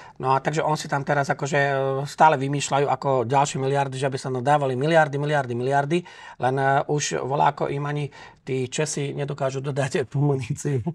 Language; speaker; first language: Slovak; native; Slovak